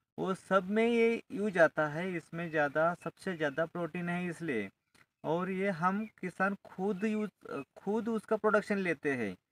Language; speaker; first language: Hindi; non-native, local second language; Marathi